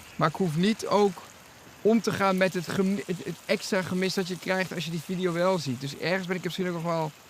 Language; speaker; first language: Dutch; native; Dutch